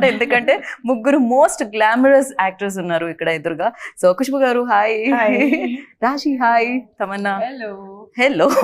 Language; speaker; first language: Telugu; native; Telugu